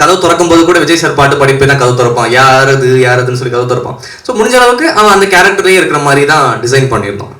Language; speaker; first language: Tamil; native; Tamil